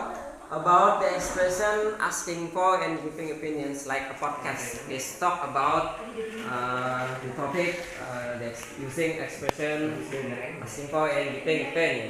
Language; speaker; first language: English; non-native, fluent; Indonesian